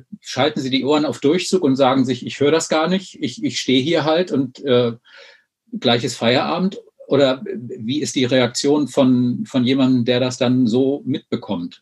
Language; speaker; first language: German; native; German